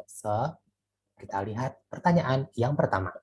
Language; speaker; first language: Indonesian; native; Indonesian